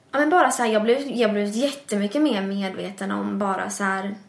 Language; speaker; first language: Swedish; early bilingual, other home language; English